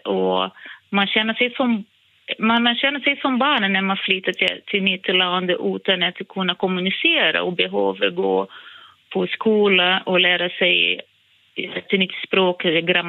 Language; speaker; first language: Swedish; non-native, fluent; Portuguese